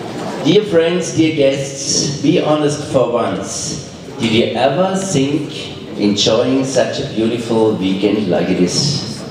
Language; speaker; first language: English; non-native, fluent; German